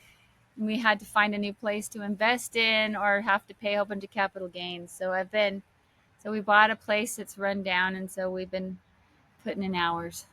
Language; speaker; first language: English; native; English